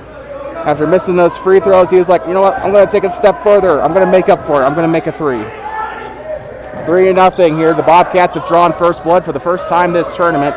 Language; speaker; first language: English; native; English